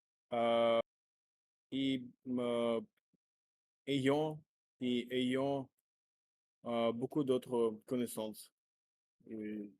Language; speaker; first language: French; non-native, learner; Russian